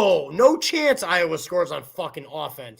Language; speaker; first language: English; native; English